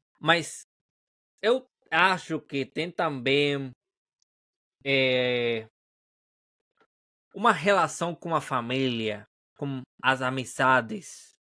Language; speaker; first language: Portuguese; non-native, learner; Spanish